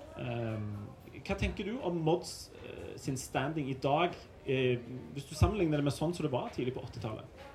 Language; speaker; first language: Norwegian; native; Norwegian